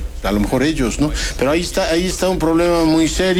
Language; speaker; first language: Spanish; native; Spanish